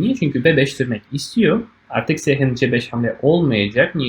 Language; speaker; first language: Turkish; non-native, fluent; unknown